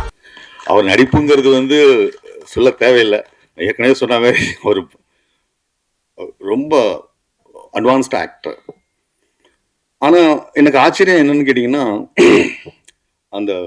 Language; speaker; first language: Tamil; native; Tamil